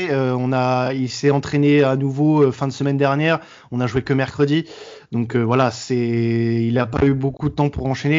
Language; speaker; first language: French; native; French